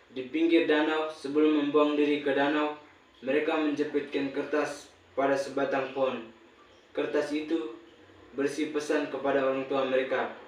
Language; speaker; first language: Indonesian; non-native, local second language; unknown